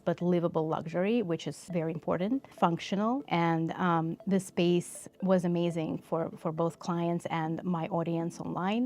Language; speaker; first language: English; non-native, fluent; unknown